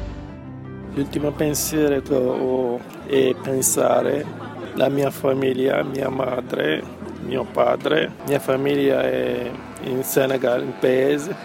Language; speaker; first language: Italian; non-native, fluent; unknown